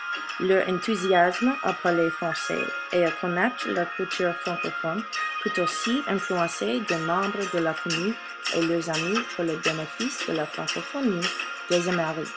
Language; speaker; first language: French; non-native, learner; English